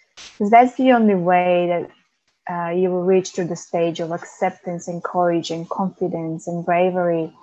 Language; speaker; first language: English; non-native, fluent; Macedonian